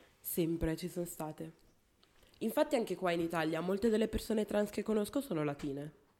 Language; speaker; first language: Italian; non-native, fluent; Spanish